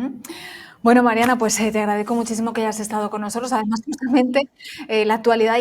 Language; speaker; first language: Spanish; native; Spanish